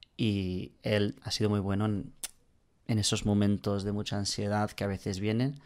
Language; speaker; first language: Spanish; non-native, fluent; English